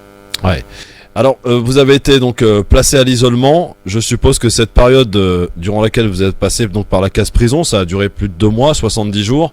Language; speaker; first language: French; native; French